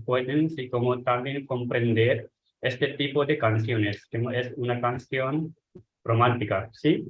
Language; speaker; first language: Spanish; non-native, fluent; Hindi